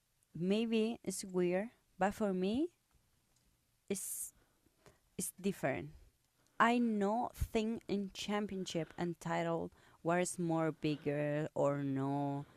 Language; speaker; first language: English; non-native, learner; Spanish